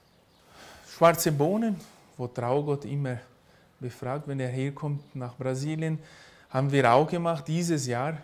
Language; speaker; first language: German; early bilingual, heritage; German